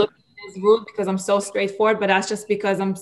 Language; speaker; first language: English; non-native, fluent; Hebrew